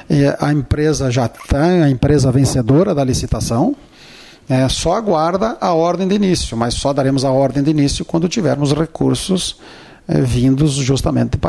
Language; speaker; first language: Portuguese; native; Portuguese